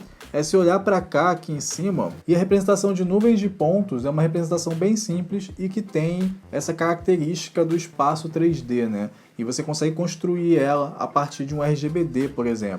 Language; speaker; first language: Portuguese; native; Portuguese